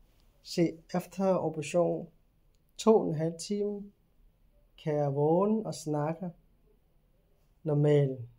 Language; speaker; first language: Danish; non-native, learner; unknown